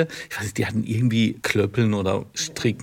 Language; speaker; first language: German; native; German